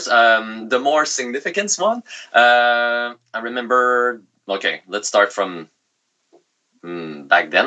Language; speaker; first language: English; non-native, fluent; French